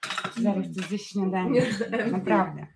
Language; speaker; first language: Polish; native; Polish